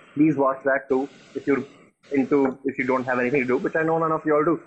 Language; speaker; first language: English; non-native, local second language; Hindi